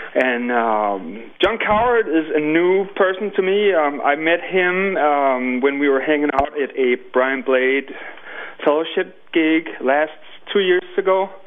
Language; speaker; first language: English; non-native, fluent; Danish